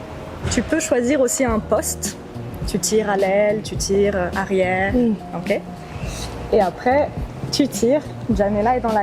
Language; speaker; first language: French; native; French